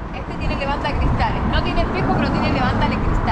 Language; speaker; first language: Spanish; native; Spanish